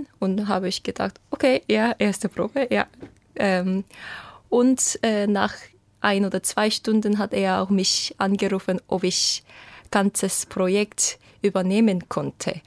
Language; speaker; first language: German; non-native, fluent; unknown